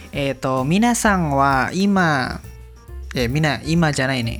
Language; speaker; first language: Japanese; non-native, learner; Indonesian